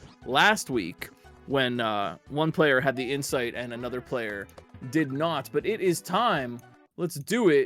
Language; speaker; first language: English; native; English